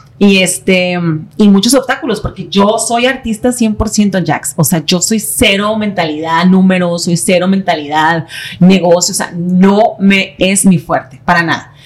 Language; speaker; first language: Spanish; native; Spanish